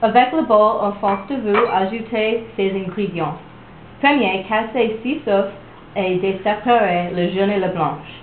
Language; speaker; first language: French; non-native, learner; English